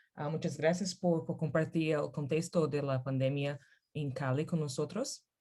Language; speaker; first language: Spanish; non-native, learner; Portuguese